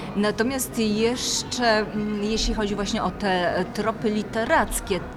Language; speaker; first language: Polish; native; Polish